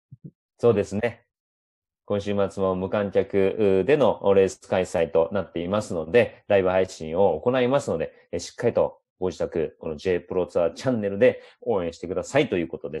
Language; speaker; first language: Japanese; native; Japanese